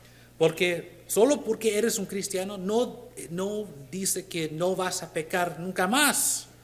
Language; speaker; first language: Spanish; non-native, learner; English